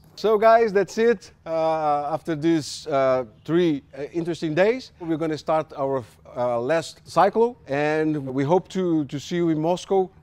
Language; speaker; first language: English; non-native, fluent; Portuguese